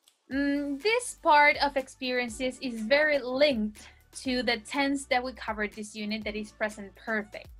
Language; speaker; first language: English; non-native, fluent; Spanish